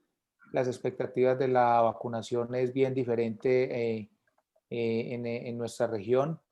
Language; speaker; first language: Spanish; native; Spanish